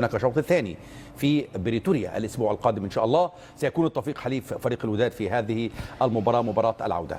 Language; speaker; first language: Arabic; native; Arabic